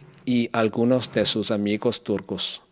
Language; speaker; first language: Spanish; non-native, learner; Danish